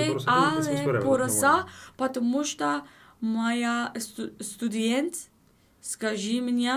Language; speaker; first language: Russian; non-native, learner; English